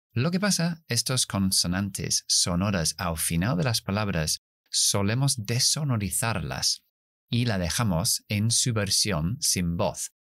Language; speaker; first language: Spanish; non-native, fluent; English